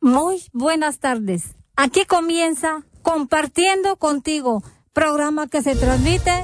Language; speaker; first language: Spanish; native; Spanish